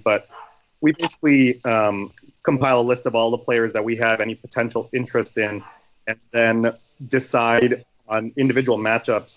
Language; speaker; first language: English; native; English